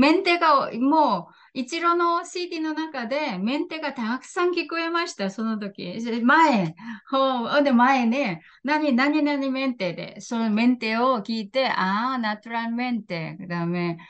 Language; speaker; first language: Japanese; non-native, fluent; Korean